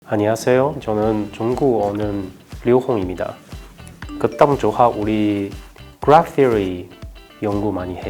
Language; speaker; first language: Korean; non-native, learner; Chinese